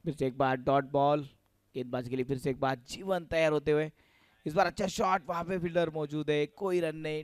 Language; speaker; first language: Hindi; non-native, local second language; Marathi